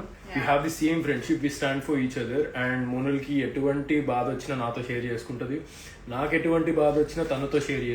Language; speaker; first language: Telugu; native; Telugu